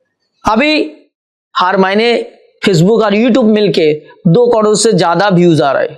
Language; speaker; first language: Hindi; non-native, local second language; Bangla